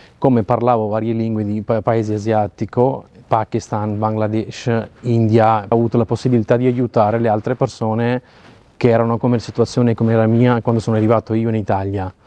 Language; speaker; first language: Italian; non-native, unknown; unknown